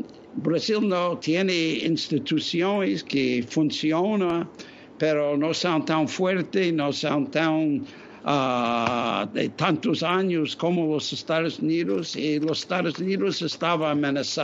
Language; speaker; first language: Spanish; non-native, fluent; English